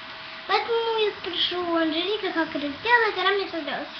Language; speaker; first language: Russian; early bilingual, heritage; Russian